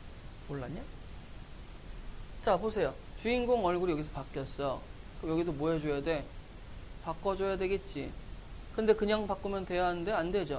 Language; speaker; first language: Korean; native; Korean